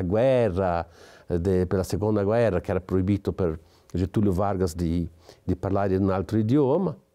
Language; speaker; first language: Italian; non-native, fluent; Portuguese